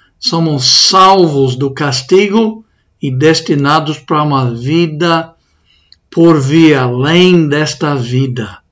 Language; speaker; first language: Portuguese; non-native, fluent; English